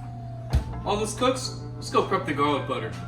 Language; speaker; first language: English; native; English